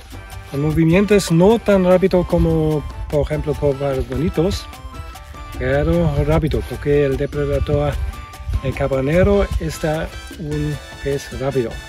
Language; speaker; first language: Spanish; non-native, learner; German